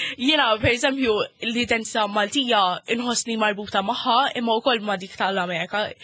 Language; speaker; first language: Maltese; early bilingual, other home language; English